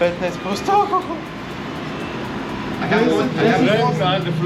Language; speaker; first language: English; non-native, learner; Serbian